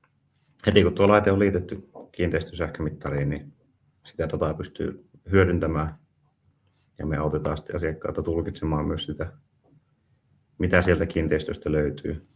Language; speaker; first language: Finnish; native; Finnish